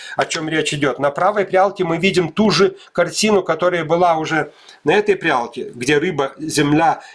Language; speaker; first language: Russian; non-native, local second language; Lithuanian